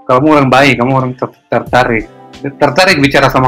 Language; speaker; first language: Indonesian; non-native, fluent; Hebrew